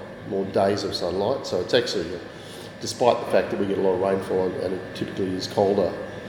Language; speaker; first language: English; native; English